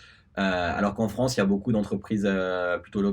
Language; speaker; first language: French; early bilingual, other home language; Spanish